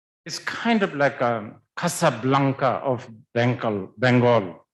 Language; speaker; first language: English; non-native, fluent; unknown